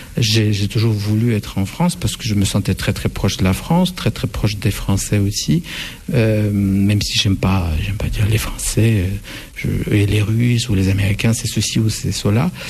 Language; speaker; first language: French; non-native, fluent; Russian